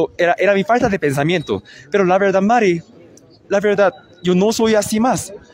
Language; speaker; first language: Spanish; non-native, learner; Korean